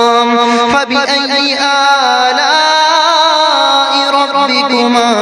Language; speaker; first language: Arabic; native; Arabic